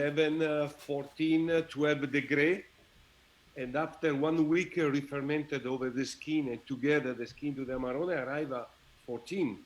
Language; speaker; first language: English; non-native, learner; Italian